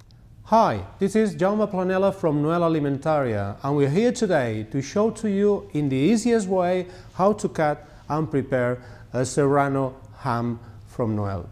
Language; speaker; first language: English; non-native, fluent; Spanish